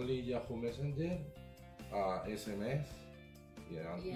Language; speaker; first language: English; non-native, learner; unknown